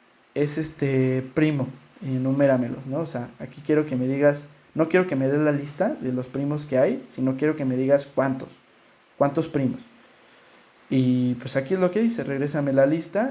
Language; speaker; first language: Spanish; native; Spanish